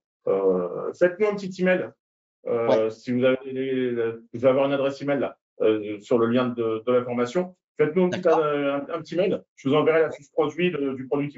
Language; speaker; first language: French; native; French